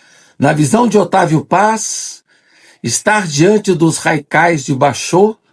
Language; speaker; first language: Portuguese; native; Portuguese